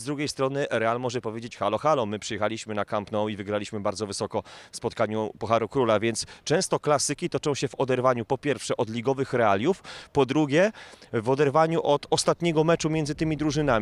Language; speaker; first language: Polish; native; Polish